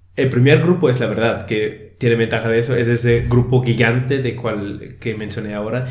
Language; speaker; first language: Spanish; non-native, fluent; German